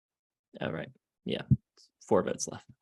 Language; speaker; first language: English; native; English